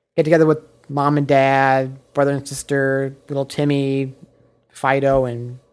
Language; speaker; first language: English; native; English